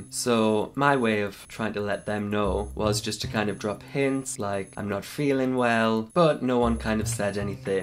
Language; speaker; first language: English; native; English